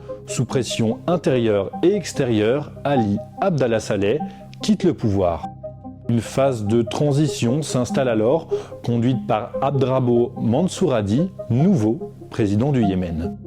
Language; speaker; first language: French; native; French